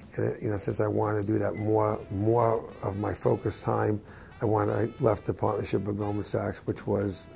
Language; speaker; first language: English; native; English